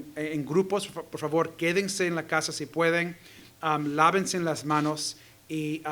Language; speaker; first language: Spanish; early bilingual, heritage; Spanish